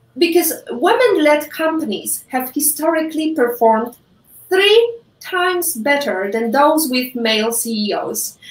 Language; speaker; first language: English; non-native, fluent; Polish